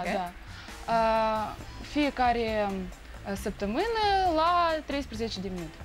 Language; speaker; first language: Romanian; non-native, learner; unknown